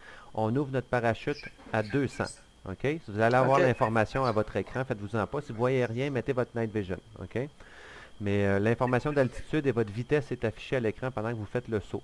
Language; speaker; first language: French; native; French